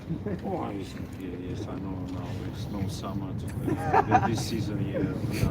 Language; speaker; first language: English; non-native, learner; Russian